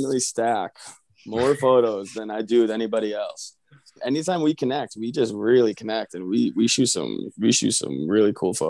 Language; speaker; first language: English; native; English